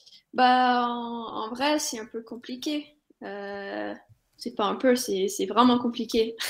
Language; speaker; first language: French; non-native, fluent; English